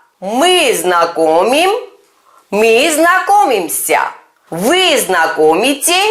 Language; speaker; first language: Russian; non-native, fluent; Turkish